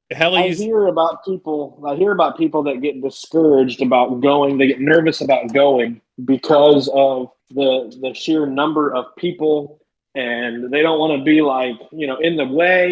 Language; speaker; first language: English; native; English